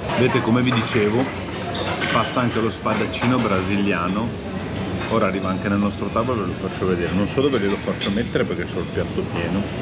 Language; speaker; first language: Italian; non-native, fluent; Spanish